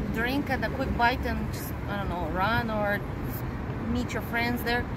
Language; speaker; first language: English; non-native, fluent; Russian